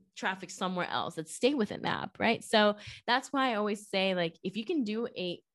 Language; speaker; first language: English; non-native, fluent; Spanish